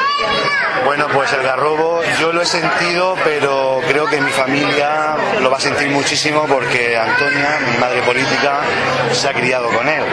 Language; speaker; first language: Spanish; native; Spanish